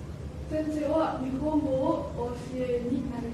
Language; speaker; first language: Japanese; non-native, learner; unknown